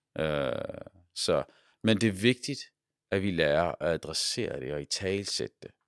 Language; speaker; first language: Danish; early bilingual, other home language; Arabic